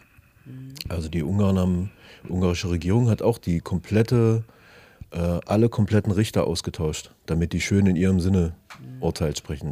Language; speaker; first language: German; native; German